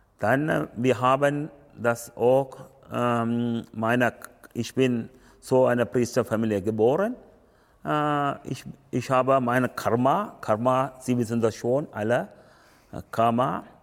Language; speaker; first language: German; non-native, learner; Tamil